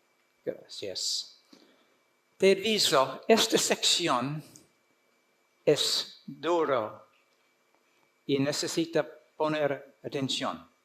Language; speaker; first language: Spanish; non-native, fluent; English